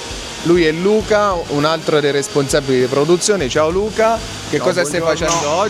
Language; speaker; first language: Italian; native; Italian